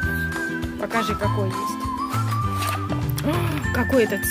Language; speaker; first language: Russian; native; Russian